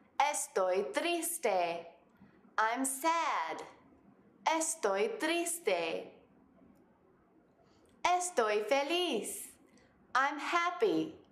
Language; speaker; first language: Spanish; non-native, fluent; English